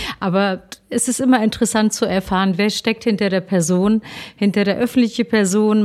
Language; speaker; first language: German; early bilingual, other home language; Turkish